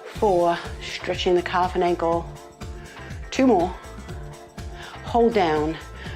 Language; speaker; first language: English; native; English